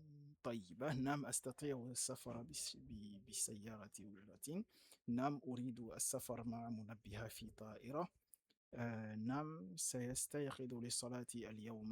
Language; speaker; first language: Arabic; non-native, fluent; French